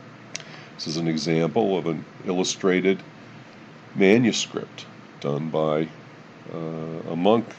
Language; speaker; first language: English; native; English